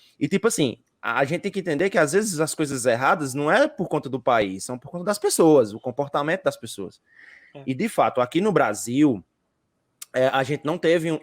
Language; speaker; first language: Portuguese; native; Portuguese